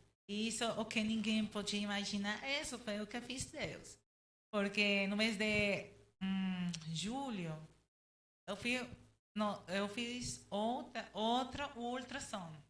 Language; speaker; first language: Portuguese; non-native, learner; Spanish